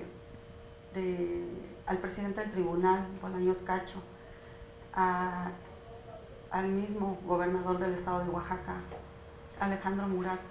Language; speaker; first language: Spanish; native; Spanish